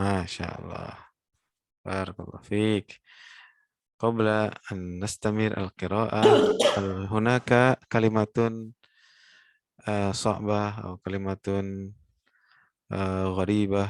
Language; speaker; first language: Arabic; non-native, fluent; Indonesian